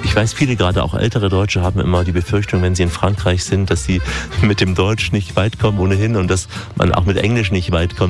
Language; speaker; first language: German; native; German